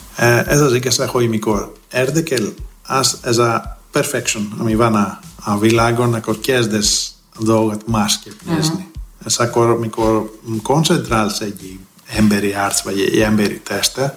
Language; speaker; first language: Hungarian; non-native, fluent; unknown